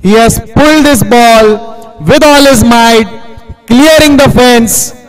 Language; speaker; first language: English; non-native, local second language; Marathi